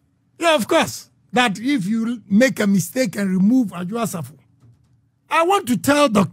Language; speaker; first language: English; non-native, local second language; Akan